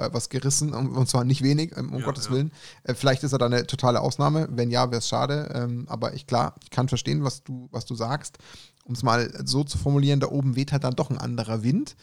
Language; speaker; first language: German; native; German